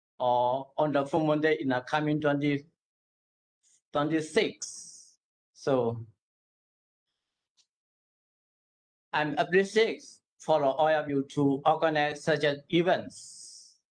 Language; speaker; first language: English; non-native, learner; Burmese